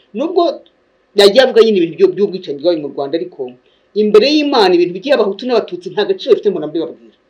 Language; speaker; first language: Kinyarwanda; native; Kinyarwanda